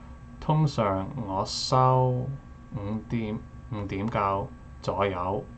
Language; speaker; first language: Cantonese; non-native, learner; English